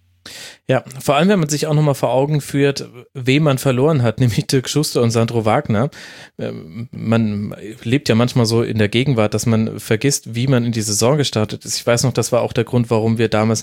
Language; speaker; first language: German; native; German